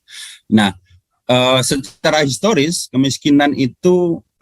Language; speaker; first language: Indonesian; native; Indonesian